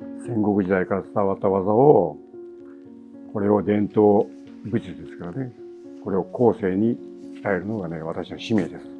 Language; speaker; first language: Japanese; native; Japanese